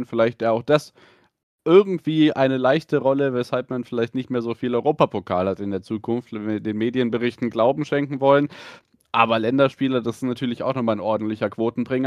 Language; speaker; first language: German; native; German